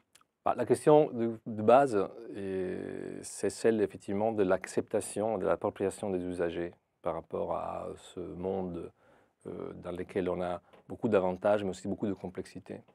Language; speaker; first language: French; non-native, fluent; Italian